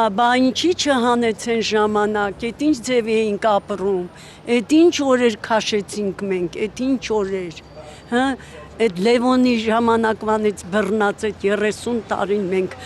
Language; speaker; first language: Armenian; native; Armenian